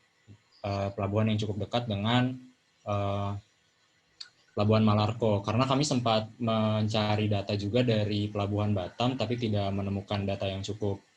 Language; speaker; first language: Indonesian; native; Indonesian